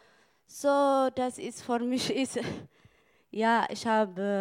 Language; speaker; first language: German; non-native, learner; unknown